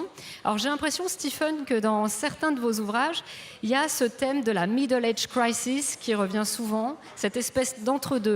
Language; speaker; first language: French; native; French